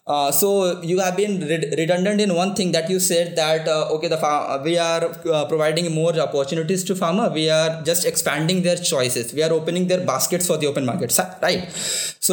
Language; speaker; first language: English; non-native, local second language; Hindi